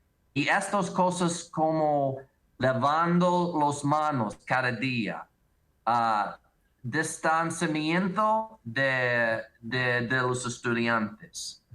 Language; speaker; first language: Spanish; non-native, learner; English